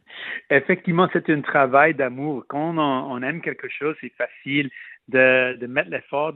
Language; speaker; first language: French; non-native, local second language; Punjabi